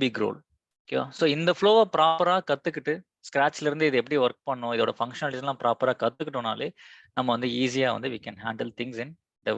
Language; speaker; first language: Tamil; native; Tamil